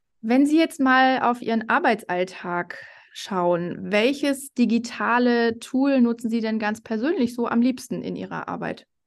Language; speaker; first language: German; native; German